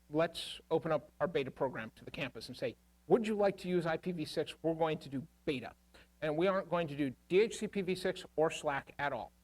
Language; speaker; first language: English; native; English